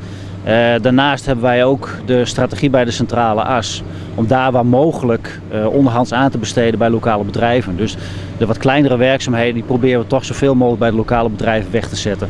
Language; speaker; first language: Dutch; native; Dutch